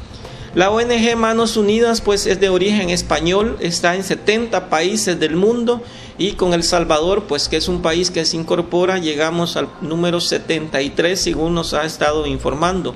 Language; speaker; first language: Spanish; native; Spanish